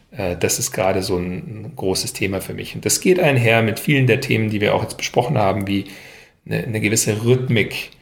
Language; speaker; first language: German; native; German